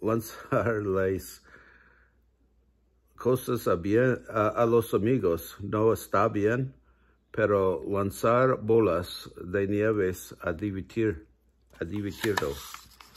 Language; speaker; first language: Spanish; non-native, learner; English